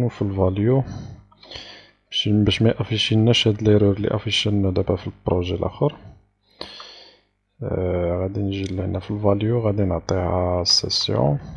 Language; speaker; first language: Arabic; native; Arabic